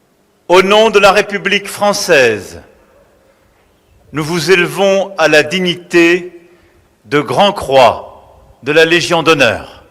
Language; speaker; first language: French; native; French